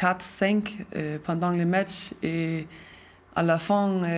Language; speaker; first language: French; non-native, learner; Danish